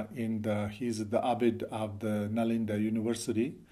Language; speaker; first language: English; non-native, learner; Chinese